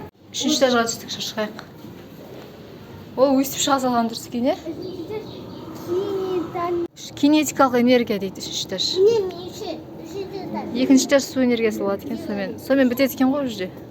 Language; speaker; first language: Kazakh; native; Kazakh